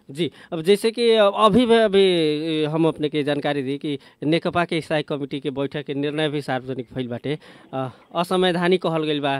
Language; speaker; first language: Bhojpuri; native; Bhojpuri